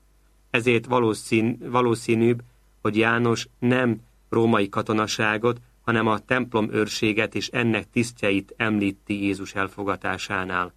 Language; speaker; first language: Hungarian; native; Hungarian